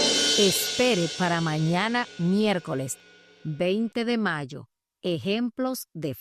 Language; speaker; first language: Spanish; native; Spanish